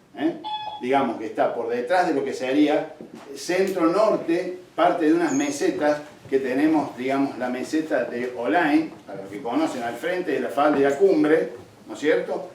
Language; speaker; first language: Spanish; native; Spanish